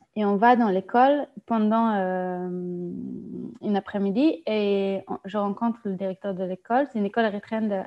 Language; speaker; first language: French; non-native, fluent; Hebrew